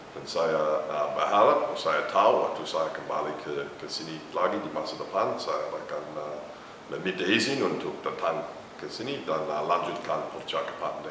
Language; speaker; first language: Indonesian; non-native, learner; English